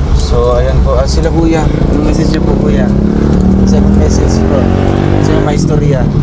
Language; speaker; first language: Filipino; non-native, local second language; Cebuano